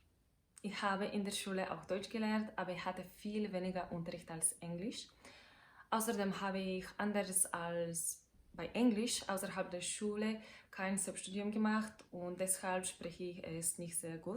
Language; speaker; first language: German; non-native, fluent; Bulgarian